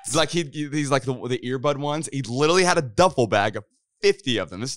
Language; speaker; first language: English; native; English